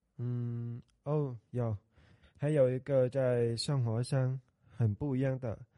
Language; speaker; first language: Chinese; non-native, learner; Vietnamese